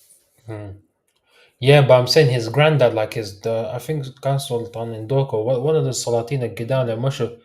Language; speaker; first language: English; early bilingual, heritage; Arabic